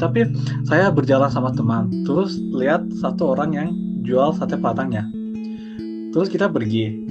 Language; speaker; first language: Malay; non-native, fluent; Turkish